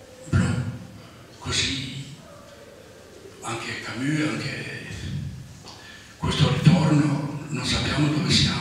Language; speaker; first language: Italian; non-native, fluent; Albanian